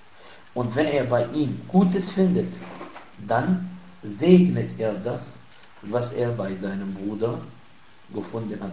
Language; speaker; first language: German; non-native, fluent; Arabic